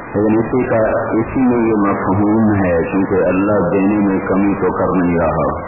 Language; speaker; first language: Urdu; non-native, local second language; Punjabi